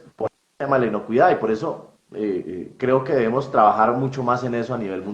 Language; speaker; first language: Spanish; native; Spanish